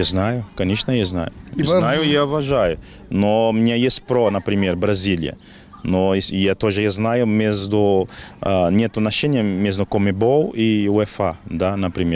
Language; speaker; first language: Russian; non-native, learner; Portuguese